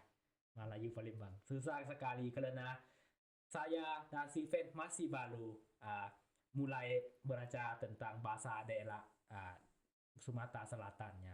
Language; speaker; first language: Indonesian; non-native, learner; Thai